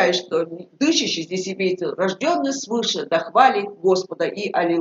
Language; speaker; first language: Russian; native; Russian